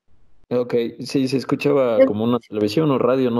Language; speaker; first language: Spanish; native; Spanish